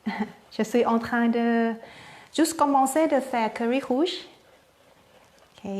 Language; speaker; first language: French; non-native, learner; Thai